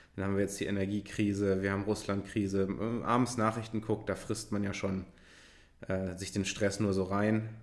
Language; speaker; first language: German; native; German